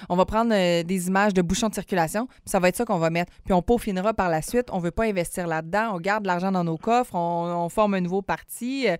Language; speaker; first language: French; native; French